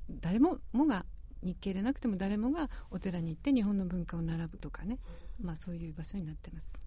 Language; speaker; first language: Japanese; native; Japanese